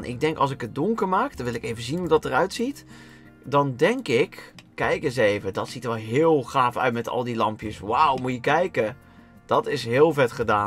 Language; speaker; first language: Dutch; native; Dutch